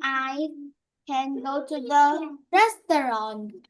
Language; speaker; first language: English; non-native, learner; Vietnamese